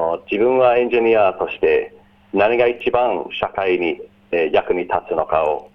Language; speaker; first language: Japanese; non-native, fluent; English